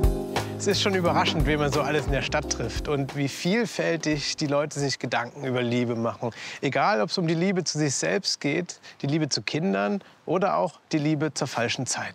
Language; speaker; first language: German; native; German